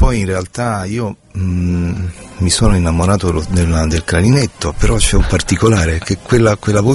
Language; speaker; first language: Italian; native; Italian